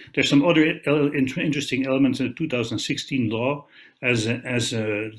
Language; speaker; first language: English; non-native, fluent; Dutch